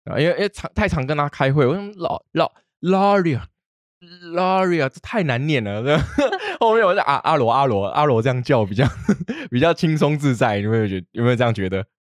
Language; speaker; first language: Chinese; native; Chinese